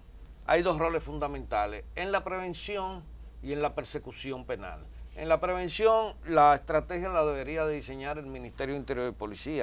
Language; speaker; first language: Spanish; native; Spanish